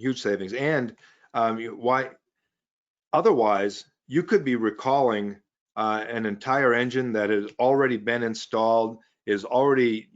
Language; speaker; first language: English; native; English